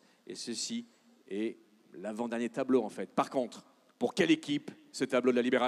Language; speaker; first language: French; native; French